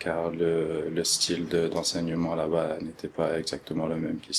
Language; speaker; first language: French; early bilingual, other home language; Arabic